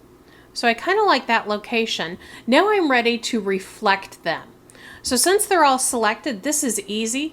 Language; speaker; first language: English; native; English